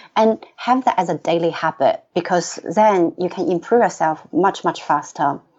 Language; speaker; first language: English; non-native, fluent; Chinese